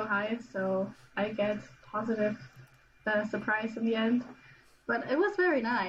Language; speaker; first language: English; non-native, fluent; German